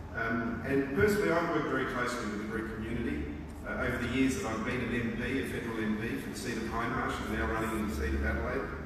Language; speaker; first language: English; early bilingual, other home language; Greek